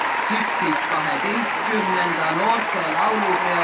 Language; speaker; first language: Estonian; native; Estonian